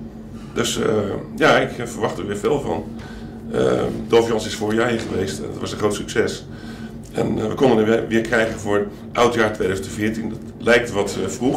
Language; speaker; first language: Dutch; native; Dutch